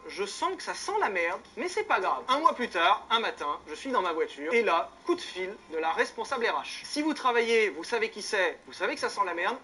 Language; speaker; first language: French; native; French